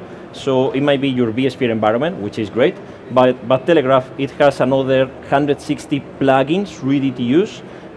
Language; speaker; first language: English; non-native, fluent; Spanish